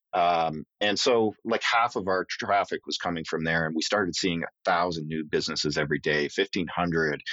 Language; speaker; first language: English; native; English